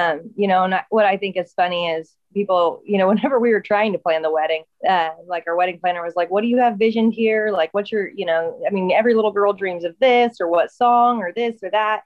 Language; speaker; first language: English; native; English